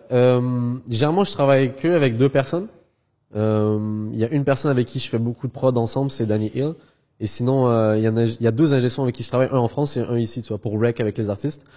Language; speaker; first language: French; early bilingual, other home language; Arabic